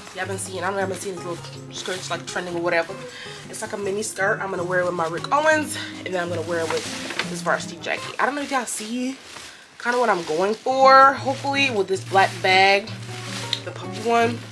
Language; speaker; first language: English; native; English